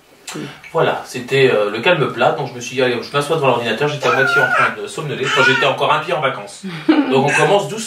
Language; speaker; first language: French; native; French